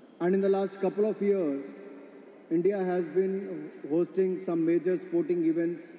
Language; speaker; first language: English; non-native, local second language; Hindi